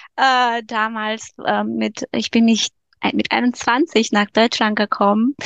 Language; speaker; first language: German; non-native, fluent; Romanian